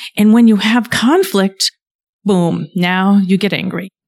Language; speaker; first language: English; early bilingual, other home language; Somali